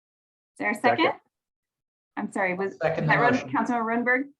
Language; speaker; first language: English; native; English